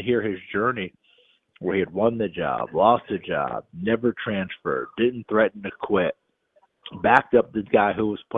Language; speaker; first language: English; native; English